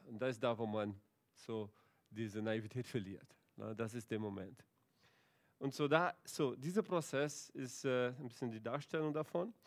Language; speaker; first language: German; non-native, fluent; Portuguese